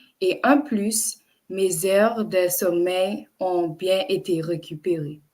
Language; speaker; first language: French; non-native, learner; English